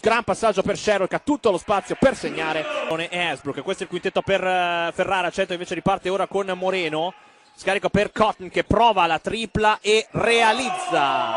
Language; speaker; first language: Italian; native; Italian